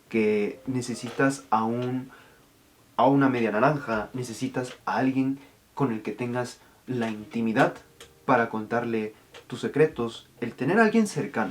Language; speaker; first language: Spanish; early bilingual, heritage; Spanish